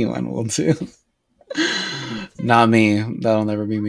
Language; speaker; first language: English; native; English